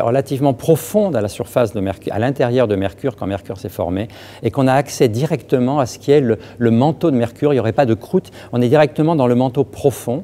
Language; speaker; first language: French; native; French